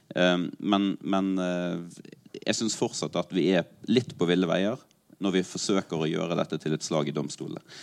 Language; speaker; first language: Norwegian; native; Norwegian